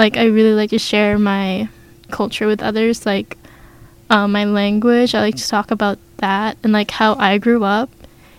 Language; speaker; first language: English; non-native, local second language; Filipino